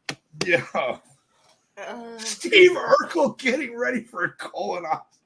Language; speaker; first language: English; native; English